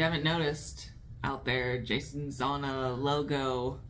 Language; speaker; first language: English; native; English